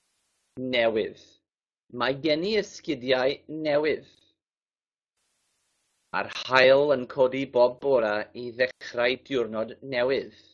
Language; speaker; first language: Welsh; non-native, learner; English